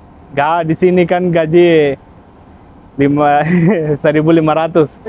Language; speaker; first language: Indonesian; non-native, learner; Telugu